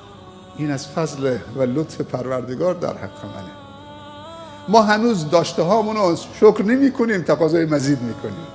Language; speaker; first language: Persian; native; Persian